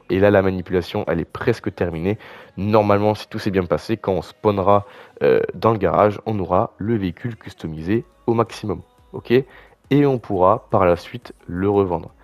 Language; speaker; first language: French; native; French